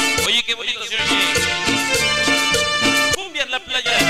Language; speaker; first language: Spanish; native; Spanish